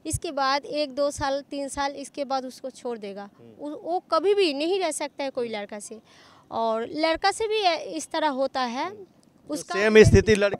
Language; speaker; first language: Hindi; non-native, local second language; Bangla